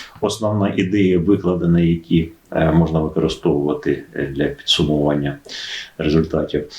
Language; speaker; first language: Ukrainian; native; Ukrainian